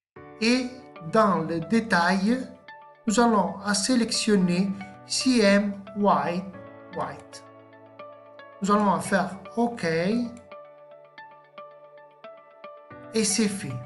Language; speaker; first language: French; non-native, fluent; Italian